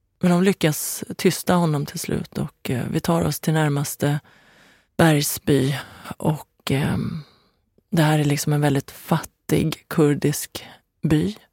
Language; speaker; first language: Swedish; early bilingual, other home language; Persian